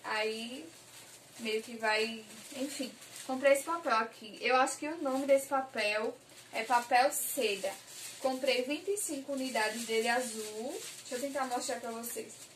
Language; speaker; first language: Portuguese; native; Portuguese